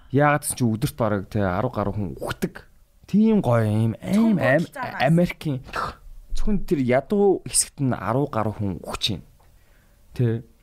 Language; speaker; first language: Mongolian; native; Mongolian